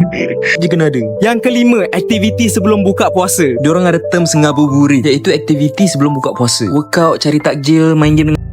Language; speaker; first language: Malay; native; Malay